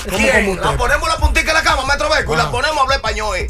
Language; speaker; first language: Spanish; native; Spanish